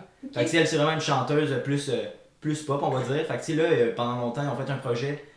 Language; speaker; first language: French; native; French